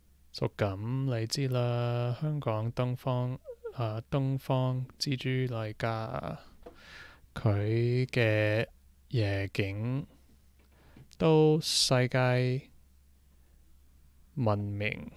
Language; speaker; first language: Cantonese; non-native, learner; English